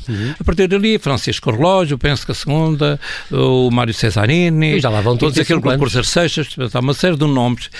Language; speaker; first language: Portuguese; native; Portuguese